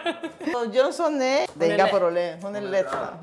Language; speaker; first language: Swedish; non-native, learner; Spanish